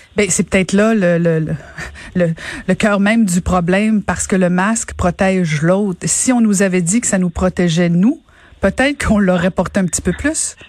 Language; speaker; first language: French; native; French